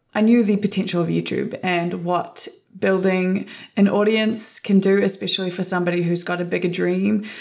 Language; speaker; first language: English; native; English